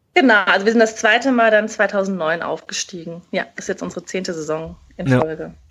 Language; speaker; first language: German; native; German